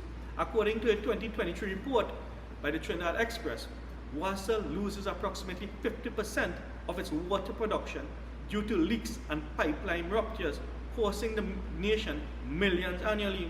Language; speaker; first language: English; native; English